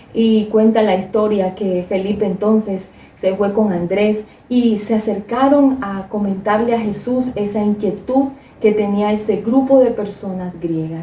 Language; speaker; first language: Spanish; native; Spanish